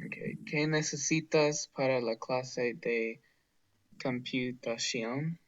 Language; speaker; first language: Spanish; non-native, learner; English